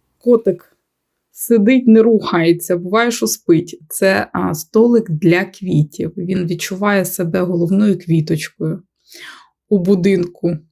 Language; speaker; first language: Ukrainian; native; Ukrainian